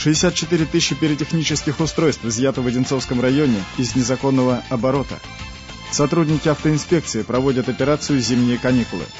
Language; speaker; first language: Russian; native; Russian